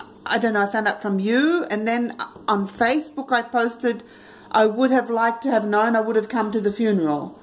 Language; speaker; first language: English; early bilingual, other home language; German